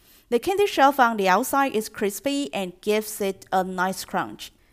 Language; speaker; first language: English; non-native, fluent; Chinese